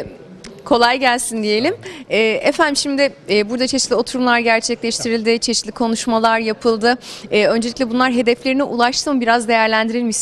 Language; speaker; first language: Turkish; native; Turkish